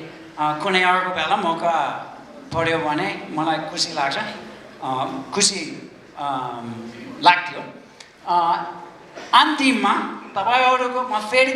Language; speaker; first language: Nepali; non-native, fluent; English